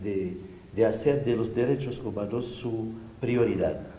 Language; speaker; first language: Spanish; non-native, fluent; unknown